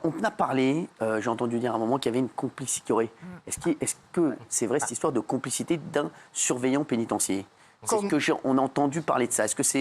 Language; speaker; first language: French; native; French